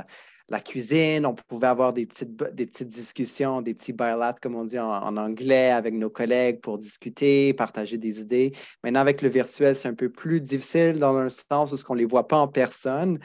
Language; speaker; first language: French; native; French